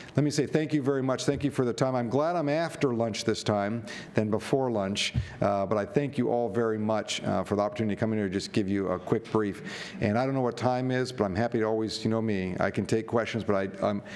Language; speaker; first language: English; native; English